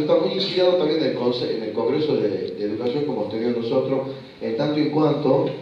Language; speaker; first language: Spanish; native; Spanish